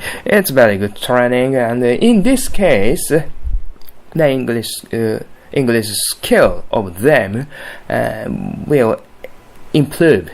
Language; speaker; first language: English; non-native, learner; Japanese